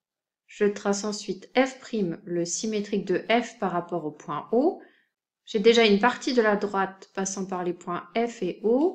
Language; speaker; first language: French; native; French